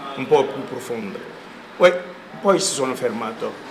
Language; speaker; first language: Italian; non-native, learner; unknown